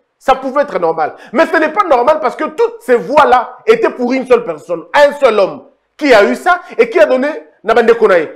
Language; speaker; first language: French; non-native, local second language; Lingala